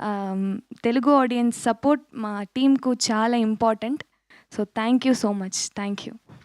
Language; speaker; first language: Telugu; non-native, learner; Tamil